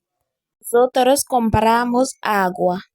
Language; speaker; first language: Spanish; non-native, learner; Haitian Creole